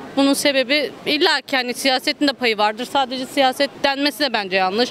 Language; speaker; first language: Turkish; early bilingual, heritage; Turkish